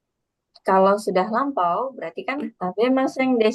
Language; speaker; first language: Indonesian; native; Indonesian